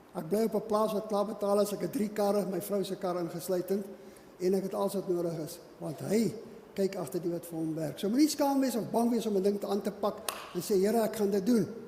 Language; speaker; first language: Afrikaans; non-native, local second language; English